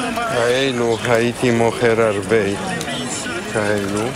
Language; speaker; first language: Hebrew; non-native, fluent; Romanian